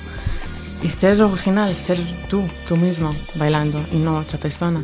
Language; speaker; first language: Spanish; non-native, fluent; Hebrew